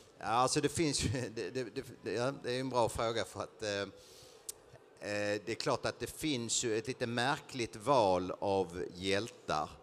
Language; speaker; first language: Swedish; native; Swedish